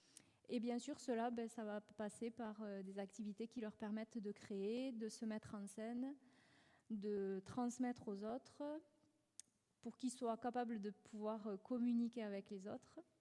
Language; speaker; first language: French; native; French